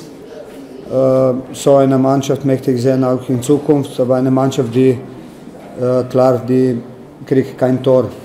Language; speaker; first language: German; non-native, fluent; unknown